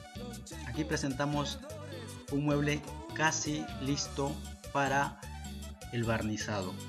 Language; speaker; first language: Spanish; native; Spanish